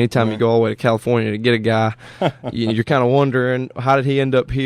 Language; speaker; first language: English; native; English